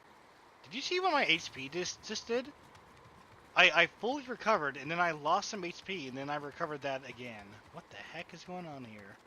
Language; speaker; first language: English; native; English